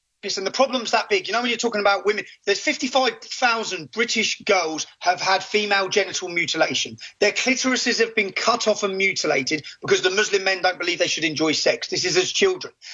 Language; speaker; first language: English; native; English